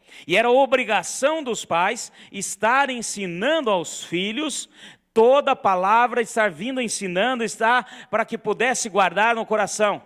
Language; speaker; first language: Portuguese; native; Portuguese